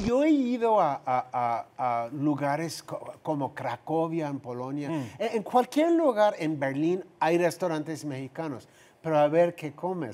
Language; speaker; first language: Spanish; non-native, fluent; English